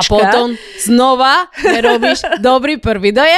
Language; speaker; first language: Slovak; non-native, fluent; Spanish